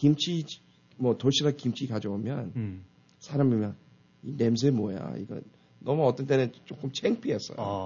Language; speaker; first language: Korean; early bilingual, heritage; Korean